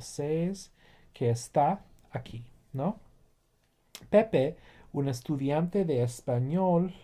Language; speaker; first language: Spanish; non-native, fluent; English